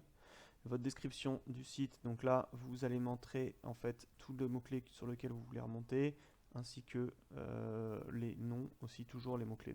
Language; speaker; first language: French; native; French